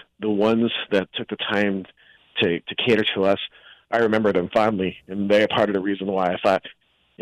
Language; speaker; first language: English; native; English